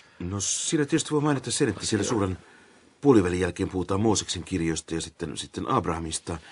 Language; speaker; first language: Finnish; native; Finnish